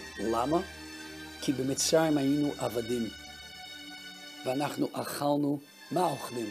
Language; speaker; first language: Hebrew; non-native, fluent; Russian